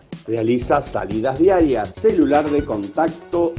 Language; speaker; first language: Spanish; native; Spanish